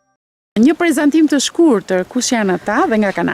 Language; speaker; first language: Albanian; native; Albanian